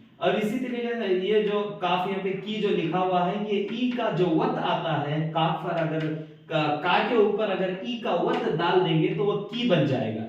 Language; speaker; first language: Urdu; native; Urdu